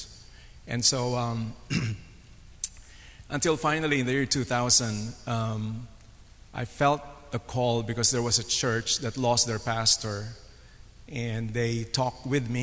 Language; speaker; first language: English; non-native, local second language; Filipino